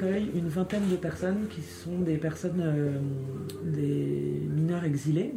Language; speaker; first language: French; native; French